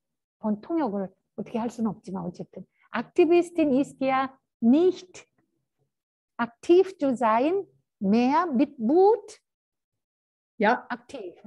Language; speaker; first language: German; non-native, fluent; Korean